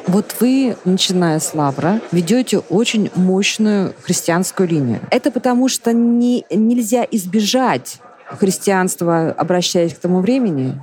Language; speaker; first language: Russian; native; Russian